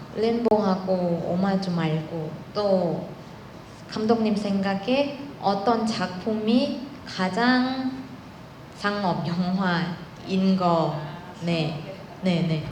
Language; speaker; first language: Korean; non-native, learner; Thai